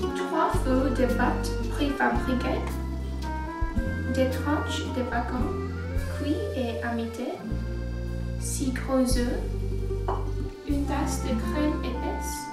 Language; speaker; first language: French; non-native, learner; English